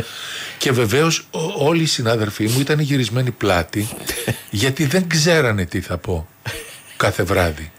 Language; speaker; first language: Greek; native; Greek